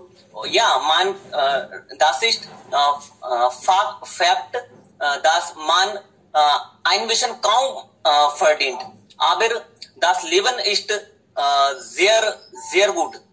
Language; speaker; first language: German; non-native, learner; Hindi